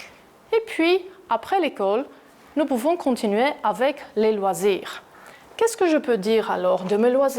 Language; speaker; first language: French; non-native, fluent; Greek